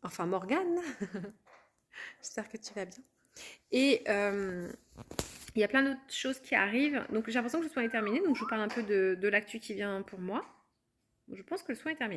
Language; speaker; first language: French; native; French